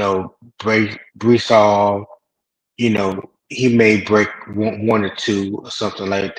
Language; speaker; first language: English; native; English